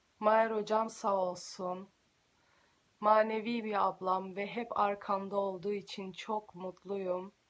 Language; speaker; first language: Turkish; early bilingual, heritage; Turkish